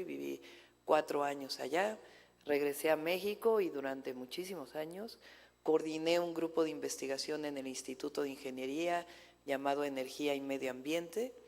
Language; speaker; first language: Spanish; native; Spanish